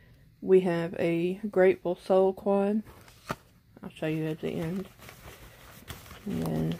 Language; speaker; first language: English; native; English